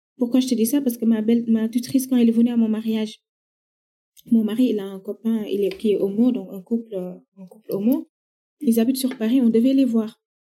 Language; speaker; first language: French; non-native, local second language; Wolof